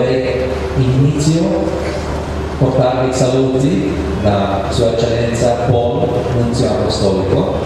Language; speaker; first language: Italian; non-native, fluent; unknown